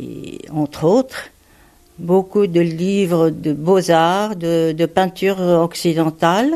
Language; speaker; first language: French; non-native, fluent; Japanese